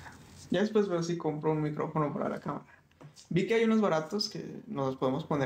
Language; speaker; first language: Spanish; native; Spanish